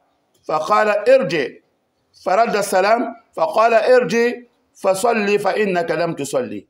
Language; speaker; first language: Arabic; non-native, fluent; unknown